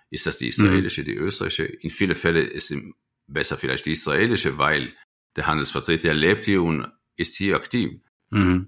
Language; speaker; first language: German; non-native, fluent; Hebrew